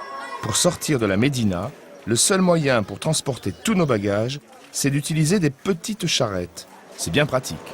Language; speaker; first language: French; native; French